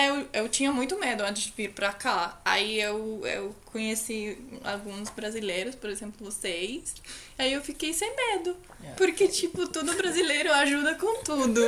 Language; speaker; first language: Portuguese; non-native, fluent; Finnish